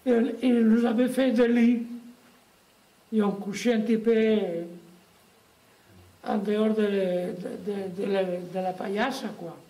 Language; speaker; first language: French; non-native, fluent; Spanish